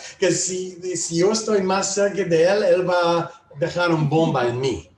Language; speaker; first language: Spanish; non-native, learner; English